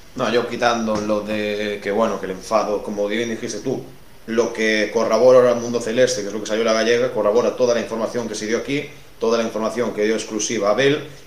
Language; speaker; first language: Spanish; native; Spanish